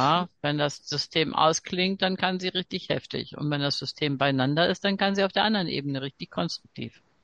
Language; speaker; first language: German; native; German